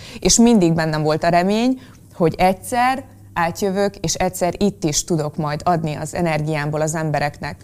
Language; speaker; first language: Hungarian; native; Hungarian